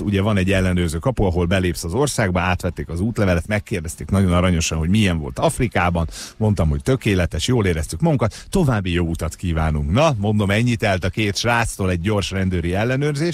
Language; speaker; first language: Hungarian; native; Hungarian